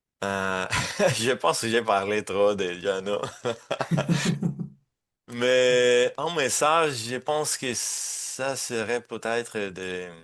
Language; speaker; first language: French; non-native, learner; Spanish